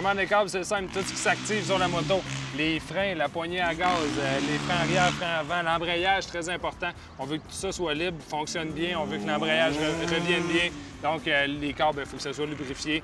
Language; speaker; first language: French; native; French